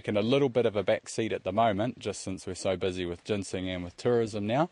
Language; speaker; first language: English; native; English